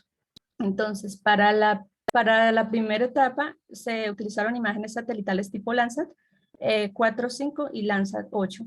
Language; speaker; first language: Spanish; native; Spanish